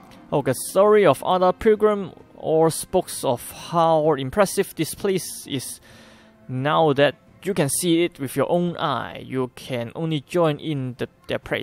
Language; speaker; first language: English; non-native, local second language; Cantonese